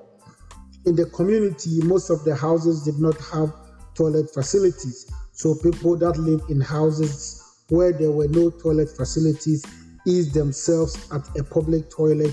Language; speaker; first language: English; non-native, local second language; Akan